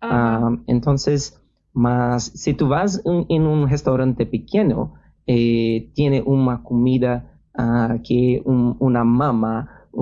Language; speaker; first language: Spanish; non-native, learner; Portuguese